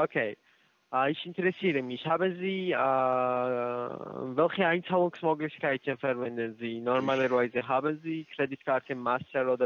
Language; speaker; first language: German; non-native, learner; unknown